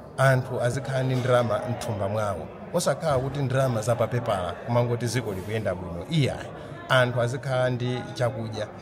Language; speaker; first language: Nyanja; native; Nyanja